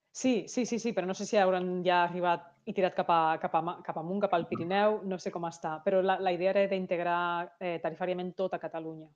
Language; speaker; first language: Catalan; native; Catalan